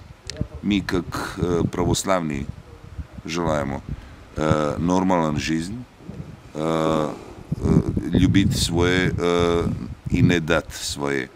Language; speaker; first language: Russian; non-native, learner; Serbian